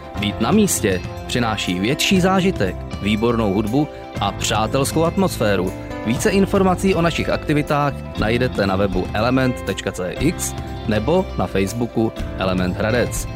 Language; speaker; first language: Czech; native; Czech